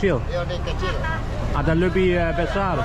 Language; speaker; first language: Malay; non-native, learner; English